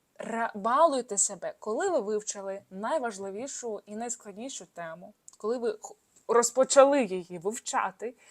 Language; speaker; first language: Ukrainian; non-native, local second language; Russian